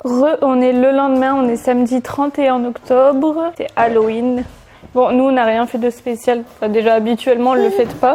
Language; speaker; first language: French; native; French